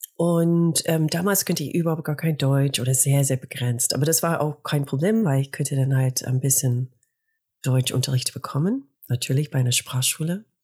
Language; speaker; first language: German; non-native, fluent; English